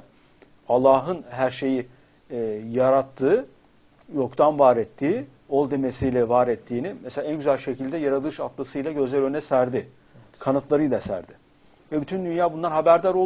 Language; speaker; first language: Turkish; native; Turkish